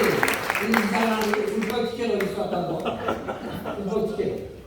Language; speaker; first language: Korean; native; Korean